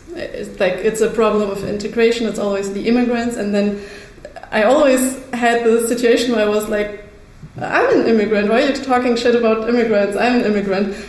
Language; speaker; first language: English; early bilingual, other home language; Russian